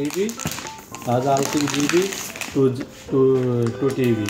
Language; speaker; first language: Arabic; non-native, learner; Hindi